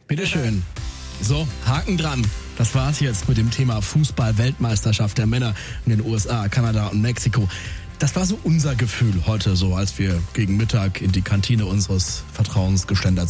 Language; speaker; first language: German; native; German